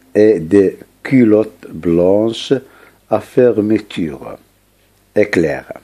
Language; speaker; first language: French; non-native, local second language; Arabic